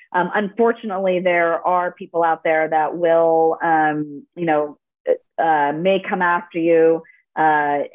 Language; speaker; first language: English; early bilingual, other home language; Spanish